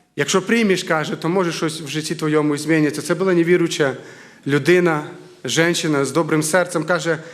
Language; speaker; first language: Ukrainian; non-native, fluent; Lithuanian